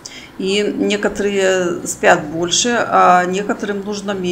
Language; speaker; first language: Russian; native; Russian